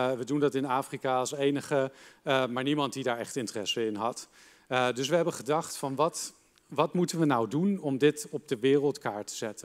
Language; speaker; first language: Dutch; native; Dutch